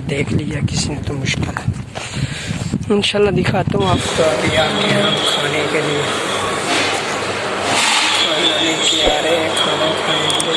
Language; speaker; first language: Hindi; non-native, local second language; Punjabi